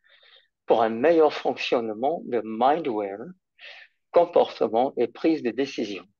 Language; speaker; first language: French; non-native, fluent; English